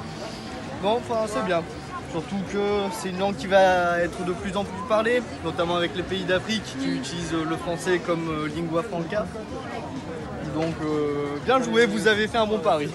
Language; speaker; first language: French; native; French